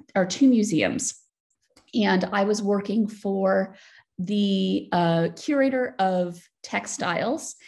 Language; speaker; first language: English; native; English